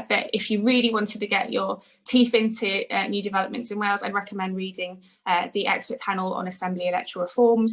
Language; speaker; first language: English; native; English